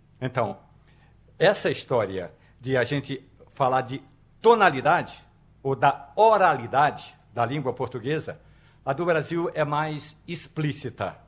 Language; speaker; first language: Portuguese; native; Portuguese